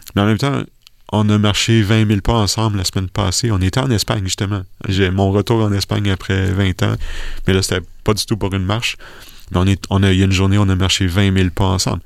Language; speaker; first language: French; native; French